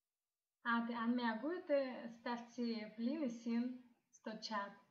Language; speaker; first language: Greek; non-native, learner; Russian